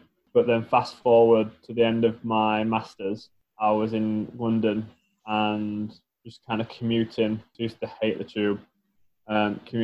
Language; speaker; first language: English; native; English